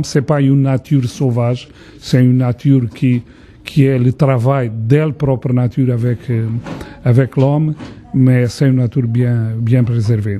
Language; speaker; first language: French; non-native, fluent; Portuguese